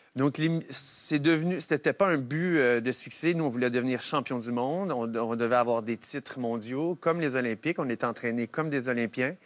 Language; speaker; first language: French; native; French